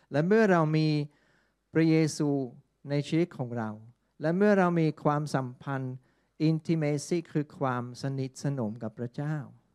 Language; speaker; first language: Thai; non-native, fluent; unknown